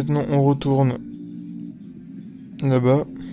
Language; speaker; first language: French; native; French